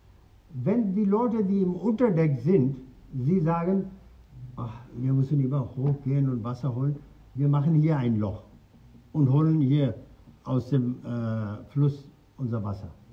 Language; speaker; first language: German; non-native, fluent; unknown